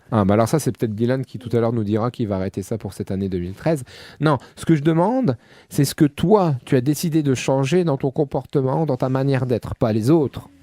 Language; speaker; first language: French; native; French